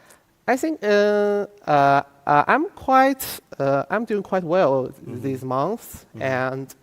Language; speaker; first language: English; non-native, fluent; Chinese